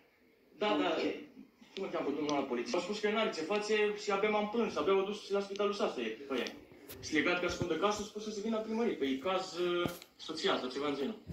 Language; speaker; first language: Romanian; native; Romanian